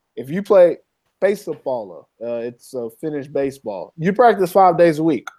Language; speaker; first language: English; native; English